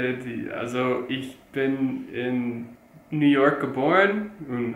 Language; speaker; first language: German; non-native, fluent; English